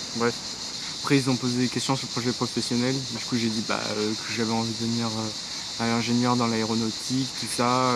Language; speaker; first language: French; native; French